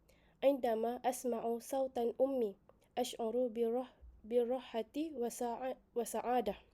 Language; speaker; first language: Arabic; non-native, learner; Malay